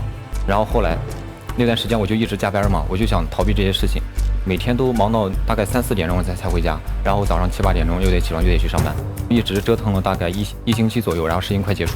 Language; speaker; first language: Chinese; native; Chinese